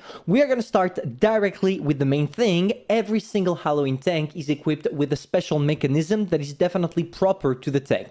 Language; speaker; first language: English; non-native, fluent; French